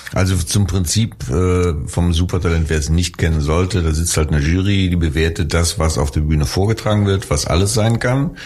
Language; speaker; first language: German; native; German